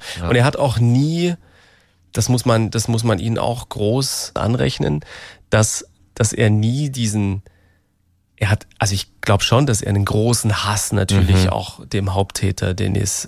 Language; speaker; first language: German; native; German